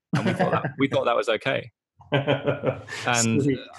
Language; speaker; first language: English; native; English